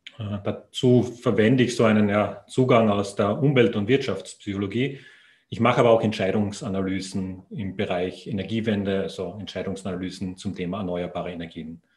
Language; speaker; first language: German; native; German